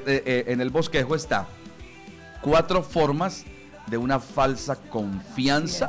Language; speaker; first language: Spanish; native; Spanish